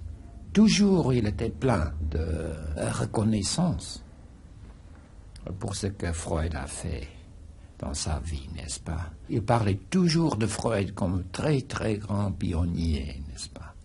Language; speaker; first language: French; non-native, fluent; English